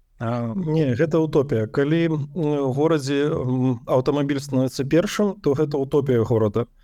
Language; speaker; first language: Belarusian; non-native, local second language; Russian